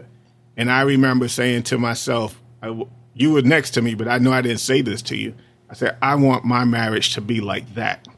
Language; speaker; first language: English; native; English